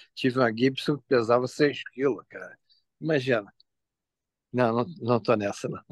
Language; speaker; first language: Portuguese; native; Portuguese